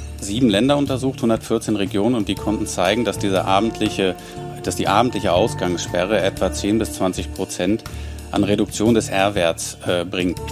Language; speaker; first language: German; native; German